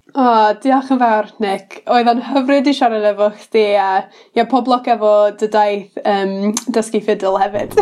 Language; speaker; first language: Welsh; non-native, learner; English